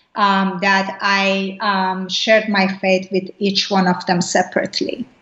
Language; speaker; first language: English; non-native, fluent; Persian